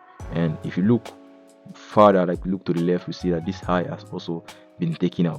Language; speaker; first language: English; native; English